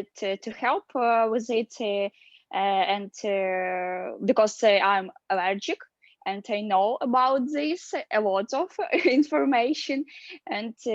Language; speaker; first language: English; non-native, learner; Russian